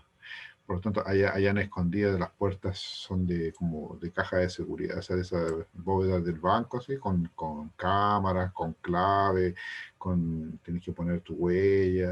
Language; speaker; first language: Spanish; native; Spanish